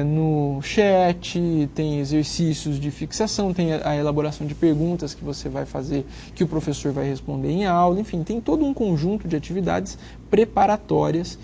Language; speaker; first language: Portuguese; native; Portuguese